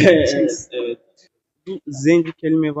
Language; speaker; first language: Turkish; non-native, learner; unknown